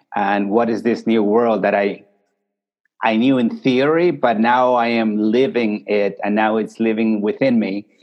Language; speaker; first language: English; early bilingual, other home language; Spanish